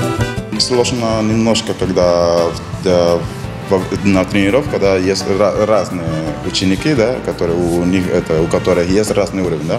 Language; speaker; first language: Russian; non-native, fluent; Spanish